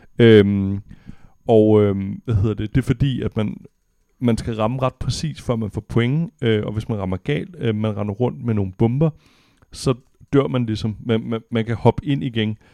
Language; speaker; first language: Danish; native; Danish